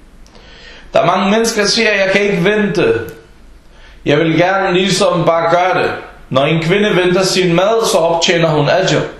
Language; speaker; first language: Danish; non-native, fluent; Arabic